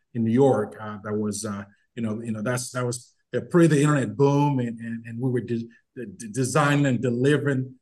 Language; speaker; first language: English; non-native, local second language; Yoruba